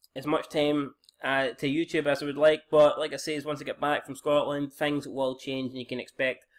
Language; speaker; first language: English; native; English